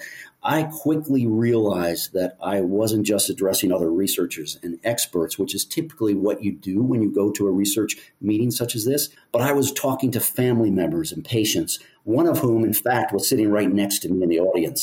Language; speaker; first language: English; native; English